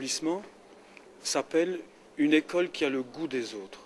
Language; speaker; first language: French; native; French